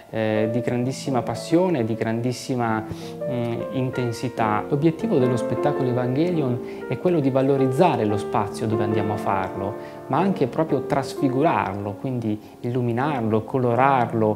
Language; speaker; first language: Italian; native; Italian